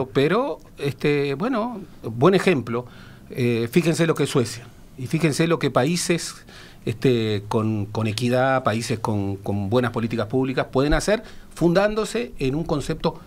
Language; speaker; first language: Spanish; native; Spanish